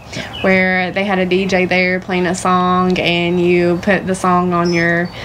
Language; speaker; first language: English; native; English